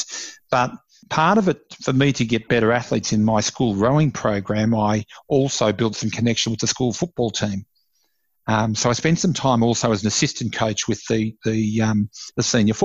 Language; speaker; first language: English; native; English